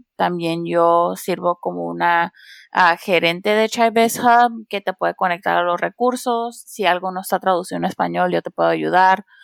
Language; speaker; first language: Spanish; early bilingual, heritage; Spanish